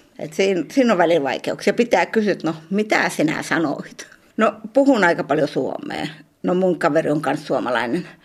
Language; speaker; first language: Finnish; native; Finnish